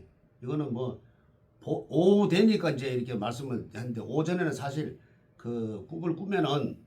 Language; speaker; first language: Korean; native; Korean